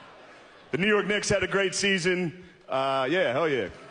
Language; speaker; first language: English; native; English